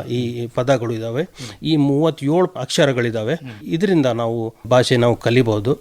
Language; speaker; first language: Kannada; non-native, local second language; Urdu